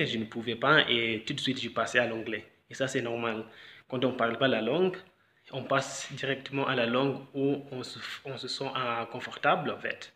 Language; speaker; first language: French; non-native, fluent; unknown